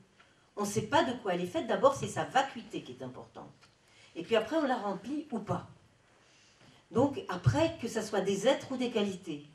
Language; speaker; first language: French; native; French